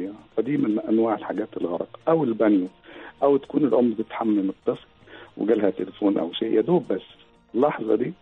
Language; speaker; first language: Arabic; native; Arabic